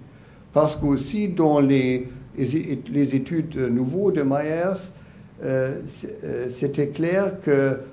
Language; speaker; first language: French; non-native, learner; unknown